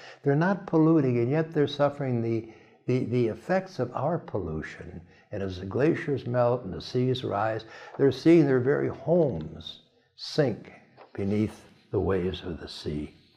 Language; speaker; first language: English; native; English